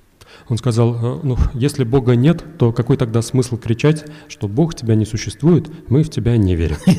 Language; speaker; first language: Russian; native; Russian